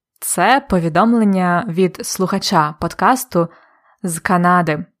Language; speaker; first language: Ukrainian; native; Ukrainian